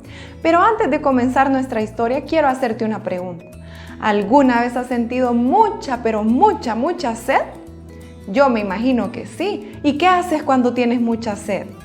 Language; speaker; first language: Spanish; native; Spanish